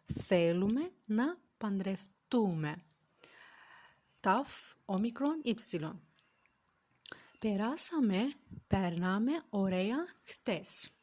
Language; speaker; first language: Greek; non-native, fluent; Turkish